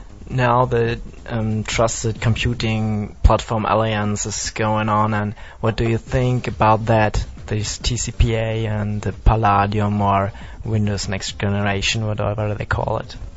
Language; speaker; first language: English; non-native, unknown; German